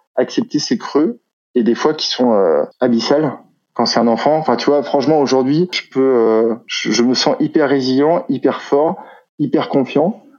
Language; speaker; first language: French; native; French